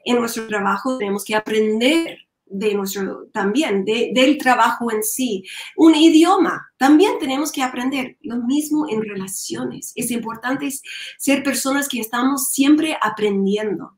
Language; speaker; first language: Spanish; non-native, learner; English